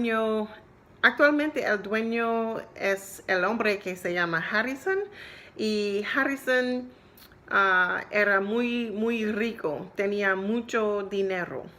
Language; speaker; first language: Spanish; non-native, learner; English